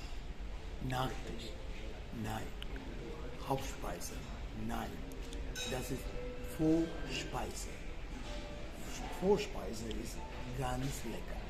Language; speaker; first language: German; non-native, fluent; Sinhala